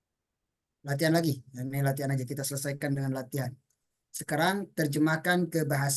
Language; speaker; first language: Indonesian; native; Indonesian